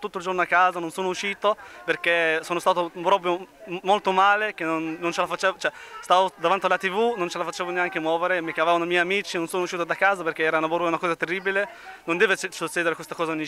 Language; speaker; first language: Italian; non-native, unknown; Arabic